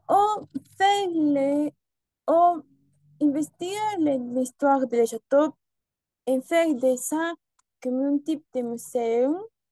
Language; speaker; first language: French; non-native, learner; Spanish